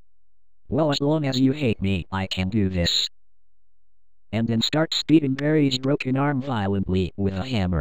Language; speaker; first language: English; native; English